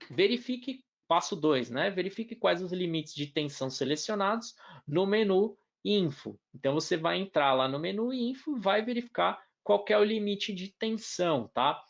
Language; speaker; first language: Portuguese; native; Portuguese